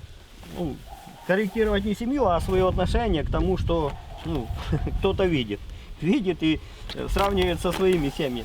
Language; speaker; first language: Russian; native; Russian